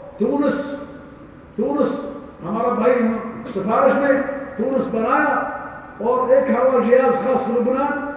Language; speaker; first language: Urdu; non-native, learner; Arabic